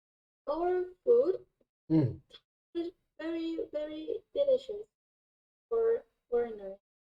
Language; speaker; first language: English; non-native, fluent; Thai